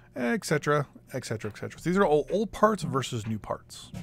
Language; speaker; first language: English; native; English